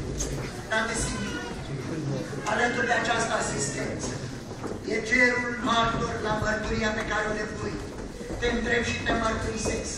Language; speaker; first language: Romanian; native; Romanian